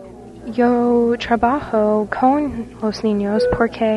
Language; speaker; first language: Spanish; non-native, learner; English